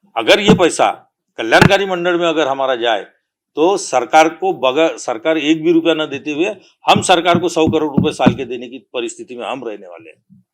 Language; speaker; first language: Hindi; non-native, local second language; Marathi